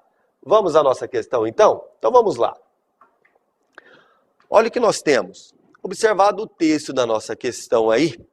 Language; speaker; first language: Portuguese; native; Portuguese